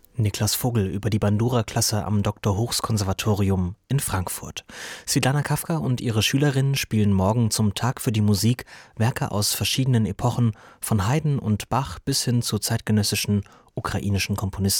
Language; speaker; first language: German; native; German